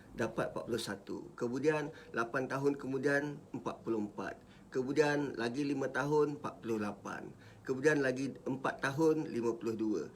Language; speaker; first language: Malay; native; Malay